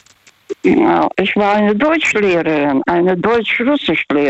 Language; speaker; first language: German; non-native, fluent; Russian